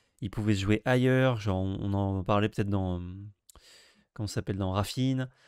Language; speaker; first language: French; native; French